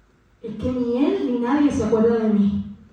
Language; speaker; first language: Spanish; native; Spanish